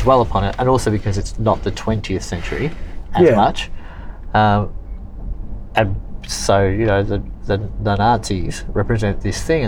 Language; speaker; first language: English; native; English